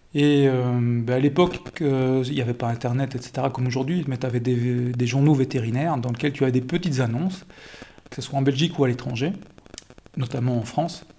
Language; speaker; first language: French; native; French